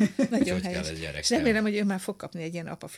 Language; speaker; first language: Hungarian; native; Hungarian